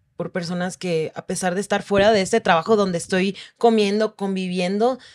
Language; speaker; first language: Spanish; native; Spanish